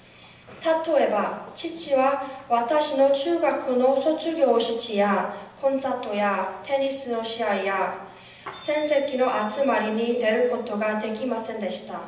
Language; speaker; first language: Japanese; non-native, learner; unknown